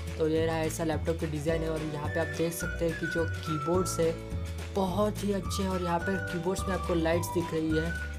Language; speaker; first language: Hindi; non-native, local second language; Marathi